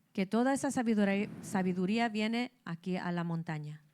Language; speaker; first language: Spanish; early bilingual, heritage; English